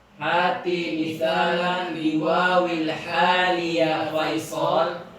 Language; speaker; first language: Arabic; non-native, learner; Indonesian